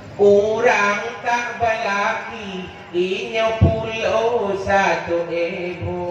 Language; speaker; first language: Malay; non-native, local second language; Achinese